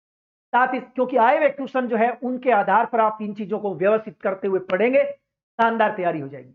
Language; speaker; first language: Hindi; native; Hindi